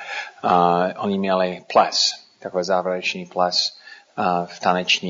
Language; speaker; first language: Czech; non-native, fluent; English